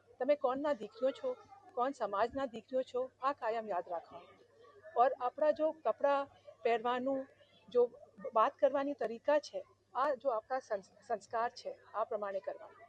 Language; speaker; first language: Gujarati; non-native, local second language; Hindi